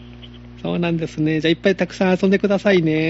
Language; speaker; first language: Japanese; native; Japanese